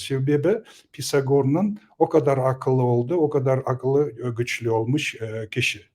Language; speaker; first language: Turkish; non-native, learner; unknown